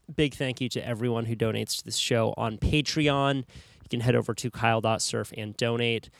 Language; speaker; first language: English; native; English